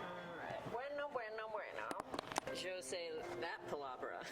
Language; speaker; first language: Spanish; non-native, learner; English